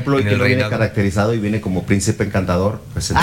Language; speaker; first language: Spanish; native; Spanish